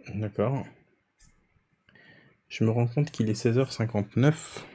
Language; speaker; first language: French; native; French